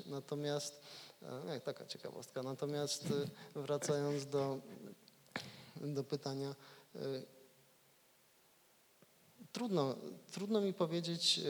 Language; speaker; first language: Polish; native; Polish